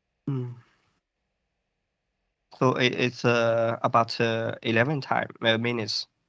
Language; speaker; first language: English; non-native, fluent; Chinese